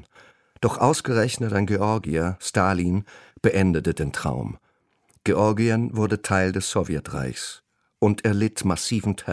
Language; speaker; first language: German; native; German